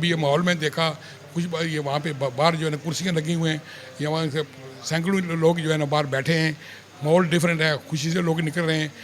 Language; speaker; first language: Urdu; non-native, local second language; Punjabi